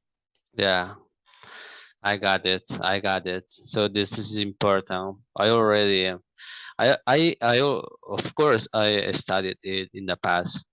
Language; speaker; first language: English; non-native, learner; Portuguese